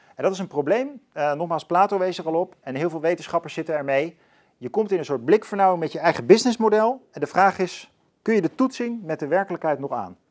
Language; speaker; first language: Dutch; native; Dutch